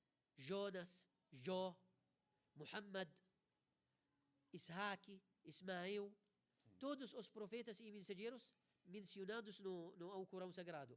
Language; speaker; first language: Portuguese; non-native, fluent; Arabic